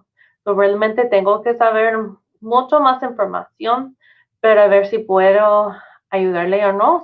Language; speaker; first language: Spanish; non-native, fluent; English